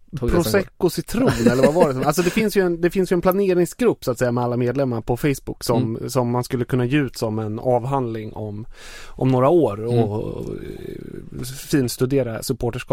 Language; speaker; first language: Swedish; native; Swedish